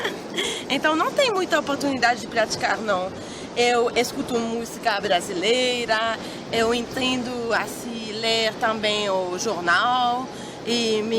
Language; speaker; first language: Portuguese; non-native, fluent; Spanish